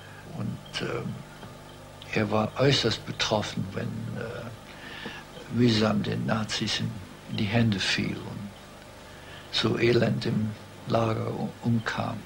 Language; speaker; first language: German; early bilingual, heritage; German